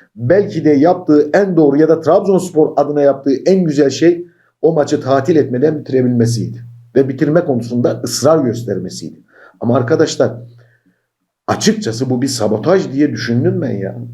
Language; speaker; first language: Turkish; native; Turkish